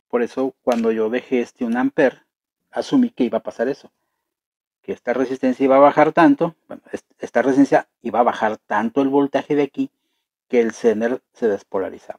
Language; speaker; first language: Spanish; native; Spanish